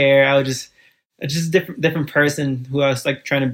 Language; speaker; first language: English; early bilingual, other home language; Spanish